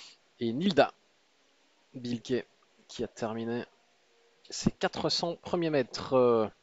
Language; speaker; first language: French; native; French